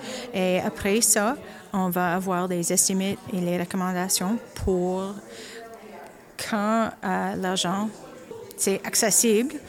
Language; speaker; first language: French; non-native, local second language; English